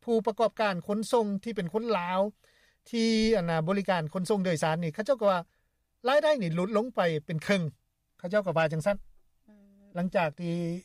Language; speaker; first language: Lao; native; Lao